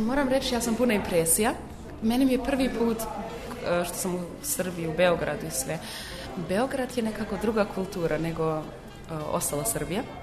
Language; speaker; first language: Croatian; non-native, fluent; German